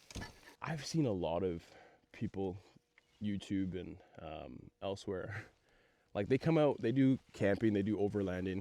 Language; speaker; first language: English; native; English